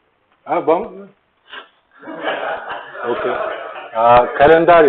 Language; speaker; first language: Spanish; non-native, learner; Turkish